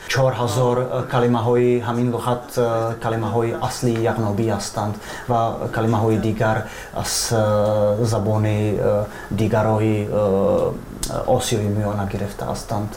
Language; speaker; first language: Persian; non-native, fluent; Czech